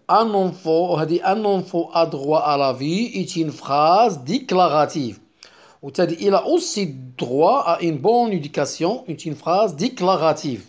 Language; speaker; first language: French; non-native, local second language; Arabic